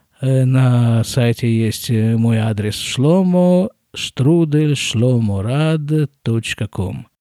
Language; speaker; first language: Russian; native; Russian